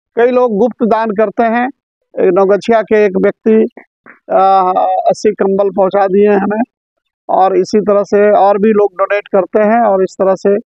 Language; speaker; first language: Hindi; native; Hindi